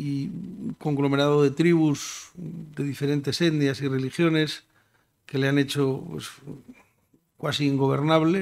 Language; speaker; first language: Spanish; native; Spanish